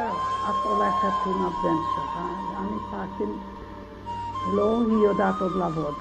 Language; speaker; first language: Hebrew; non-native, learner; Hungarian